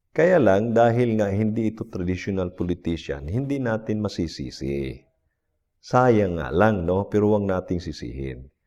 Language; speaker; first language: Filipino; non-native, local second language; Cebuano